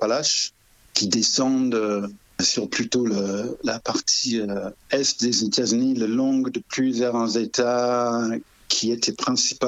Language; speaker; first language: French; non-native, fluent; English